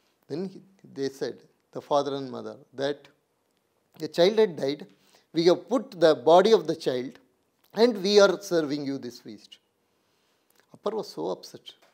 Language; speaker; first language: English; non-native, local second language; Tamil